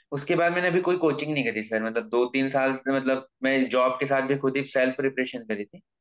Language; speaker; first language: Hindi; native; Hindi